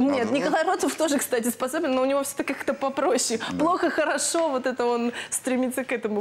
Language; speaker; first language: Russian; native; Russian